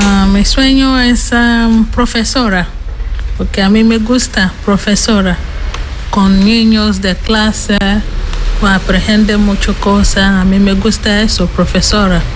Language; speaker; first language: Spanish; non-native, learner; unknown